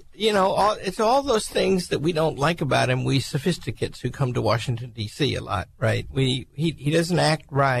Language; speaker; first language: English; native; English